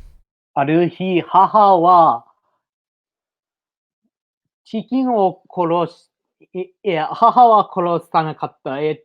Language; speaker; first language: Japanese; non-native, learner; English